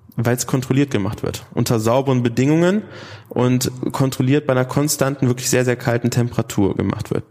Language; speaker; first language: German; native; German